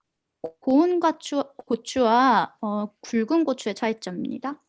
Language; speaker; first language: Korean; native; Korean